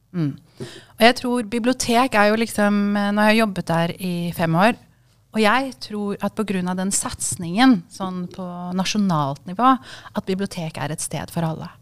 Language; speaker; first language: Norwegian; early bilingual, other home language; Kurdish